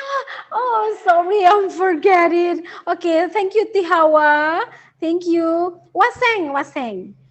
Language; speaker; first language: English; non-native, learner; Indonesian